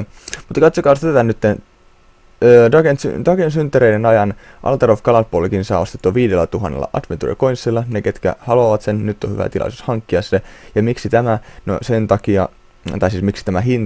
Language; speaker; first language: Finnish; native; Finnish